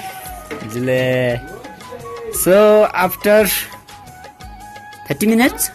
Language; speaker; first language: English; non-native, local second language; Ladakhi